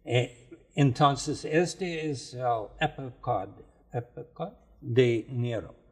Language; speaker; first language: Spanish; non-native, fluent; English